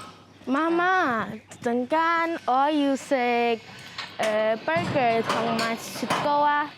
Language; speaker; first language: Cantonese; early bilingual, other home language; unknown